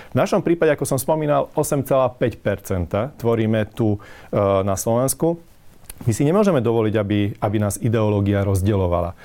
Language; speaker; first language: Slovak; non-native, local second language; Hungarian